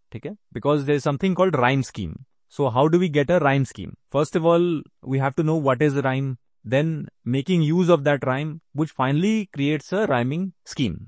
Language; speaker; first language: English; non-native, local second language; Hindi